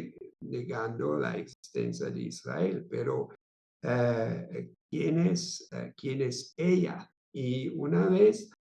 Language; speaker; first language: Spanish; non-native, fluent; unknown